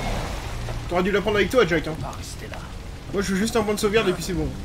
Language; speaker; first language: French; native; French